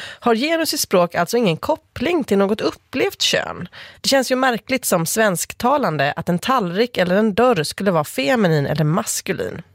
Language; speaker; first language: Swedish; native; Swedish